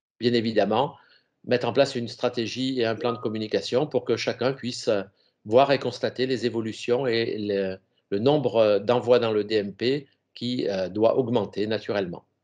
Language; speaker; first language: French; native; French